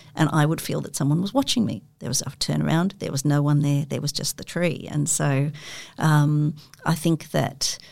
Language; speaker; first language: English; native; English